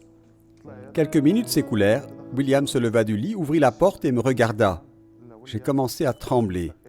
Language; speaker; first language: French; native; French